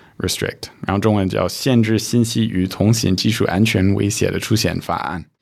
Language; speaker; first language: Chinese; early bilingual, heritage; Chinese